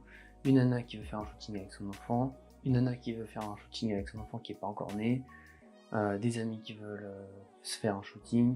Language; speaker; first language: French; native; French